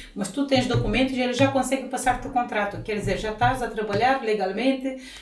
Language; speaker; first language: Portuguese; non-native, fluent; Romanian